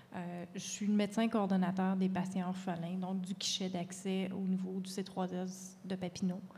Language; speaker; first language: French; native; French